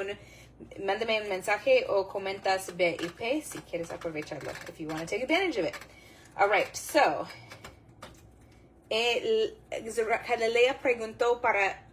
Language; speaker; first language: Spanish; non-native, learner; English